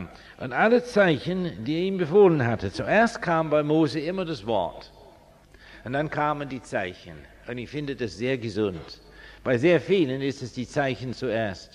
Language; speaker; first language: German; non-native, fluent; English